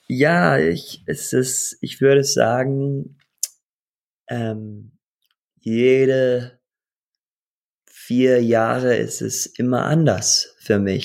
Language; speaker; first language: German; early bilingual, heritage; German